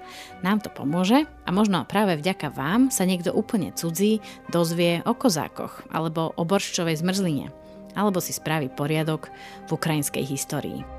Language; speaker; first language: Slovak; native; Slovak